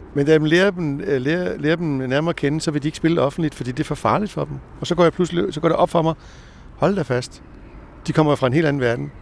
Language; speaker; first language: Danish; native; Danish